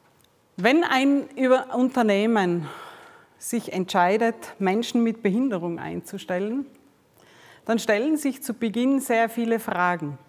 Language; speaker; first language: German; native; German